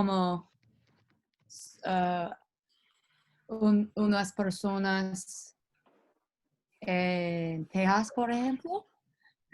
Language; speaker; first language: Spanish; non-native, learner; English